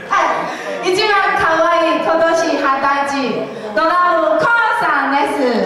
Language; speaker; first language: Japanese; non-native, learner; Chinese